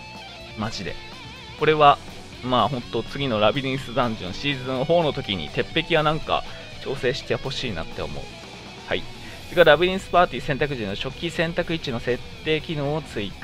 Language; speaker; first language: Japanese; native; Japanese